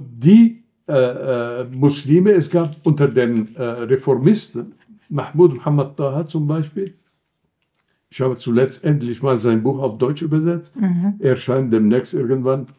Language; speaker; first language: German; non-native, fluent; Arabic